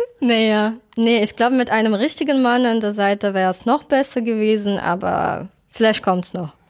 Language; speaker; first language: German; non-native, fluent; Russian